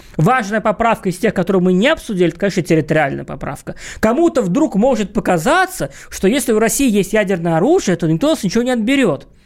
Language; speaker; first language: Russian; native; Russian